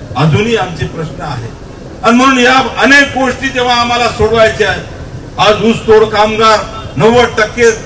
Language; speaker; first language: Marathi; non-native, local second language; Lambadi